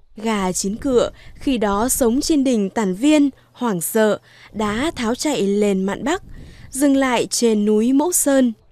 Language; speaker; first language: Vietnamese; native; Vietnamese